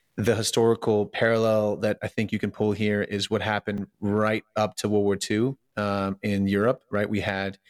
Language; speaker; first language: English; early bilingual, other home language; Russian